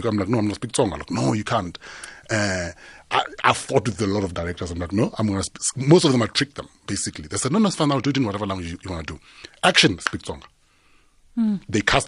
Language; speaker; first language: English; non-native, local second language; Tsonga